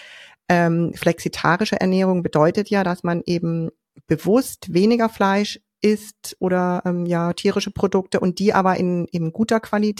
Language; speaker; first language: German; native; German